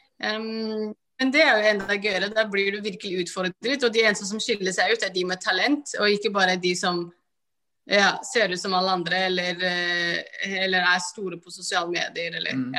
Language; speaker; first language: Norwegian; early bilingual, other home language; Somali